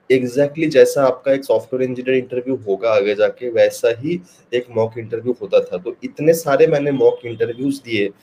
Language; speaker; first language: Hindi; non-native, local second language; Bangla